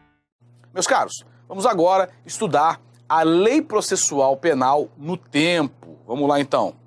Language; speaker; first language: Portuguese; native; Portuguese